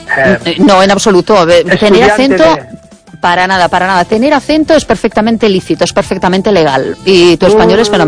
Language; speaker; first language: Spanish; native; Spanish